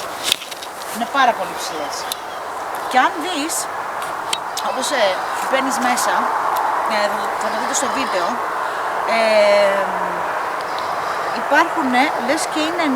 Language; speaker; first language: Greek; native; Greek